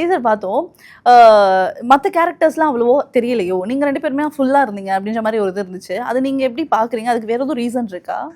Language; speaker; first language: Tamil; native; Tamil